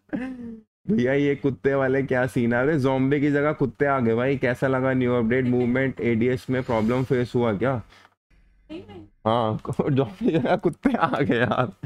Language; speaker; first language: Hindi; native; Hindi